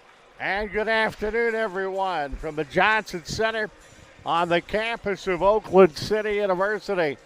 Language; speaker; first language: English; native; English